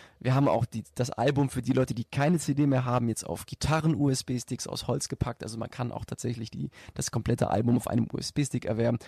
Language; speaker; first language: German; native; German